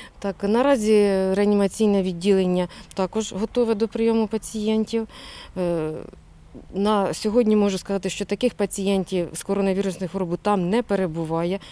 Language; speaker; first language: Ukrainian; native; Ukrainian